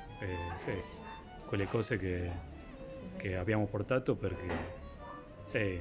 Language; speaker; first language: Italian; non-native, learner; Spanish